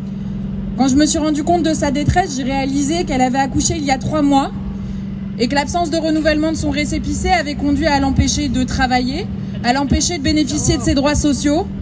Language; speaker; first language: French; native; French